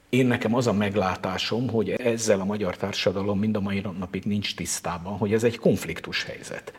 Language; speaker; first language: Hungarian; native; Hungarian